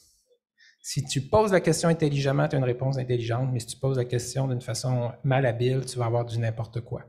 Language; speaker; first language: French; native; French